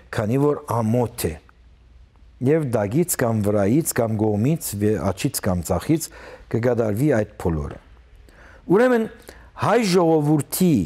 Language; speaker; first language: Armenian; early bilingual, heritage; Armenian